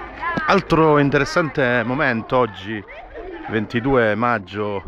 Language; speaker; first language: Italian; native; Italian